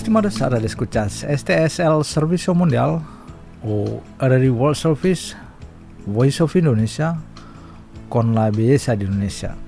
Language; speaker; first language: Spanish; non-native, fluent; Indonesian